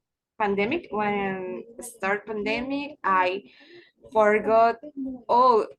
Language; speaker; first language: English; non-native, learner; Spanish